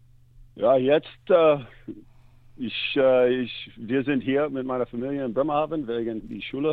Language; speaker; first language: German; non-native, learner; English